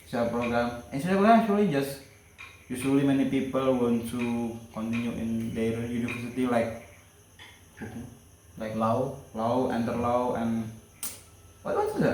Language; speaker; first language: English; non-native, learner; Indonesian